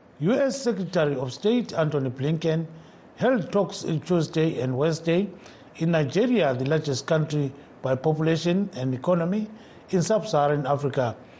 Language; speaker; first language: English; non-native, local second language; North Ndebele